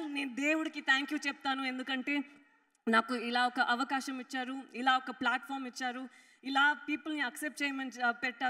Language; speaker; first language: Telugu; non-native, learner; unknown